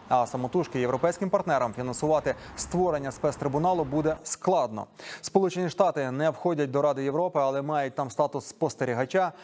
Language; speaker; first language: Ukrainian; native; Ukrainian